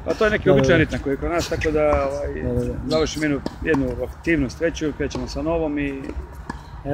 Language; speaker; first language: Serbian; native; Serbian